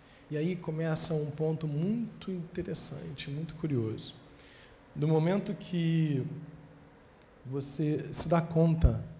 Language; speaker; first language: Portuguese; native; Portuguese